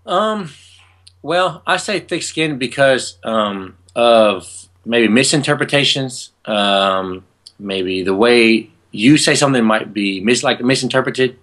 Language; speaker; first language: English; native; English